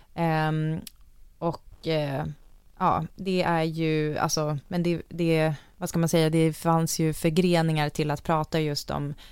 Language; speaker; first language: Swedish; native; Swedish